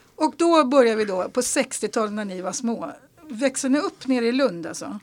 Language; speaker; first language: Swedish; native; Swedish